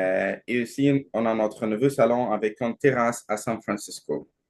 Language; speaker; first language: French; non-native, learner; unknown